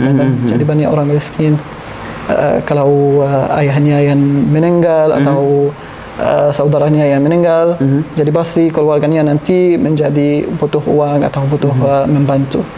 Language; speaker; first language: Indonesian; non-native, learner; Arabic